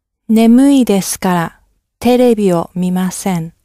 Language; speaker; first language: Japanese; non-native, learner; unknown